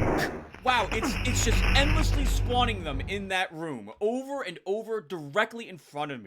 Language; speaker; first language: English; native; English